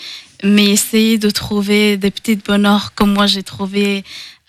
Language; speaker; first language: French; non-native, fluent; Persian